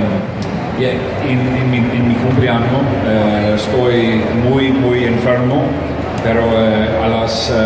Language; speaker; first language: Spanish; non-native, learner; English